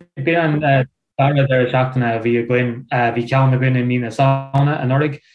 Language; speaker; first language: Irish; non-native, local second language; English